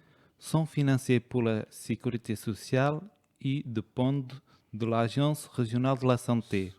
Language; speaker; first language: French; non-native, learner; Portuguese